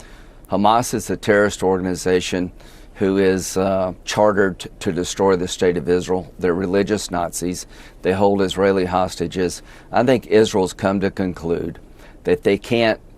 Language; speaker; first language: English; native; English